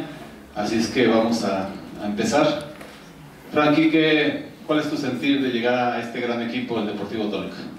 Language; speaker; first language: Spanish; native; Spanish